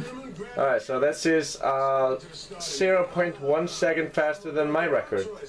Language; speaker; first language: English; non-native, fluent; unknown